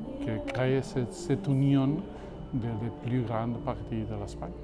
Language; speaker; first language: French; non-native, fluent; Catalan